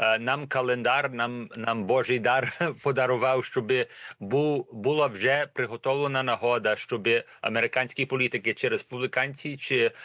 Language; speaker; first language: Ukrainian; early bilingual, heritage; Ukrainian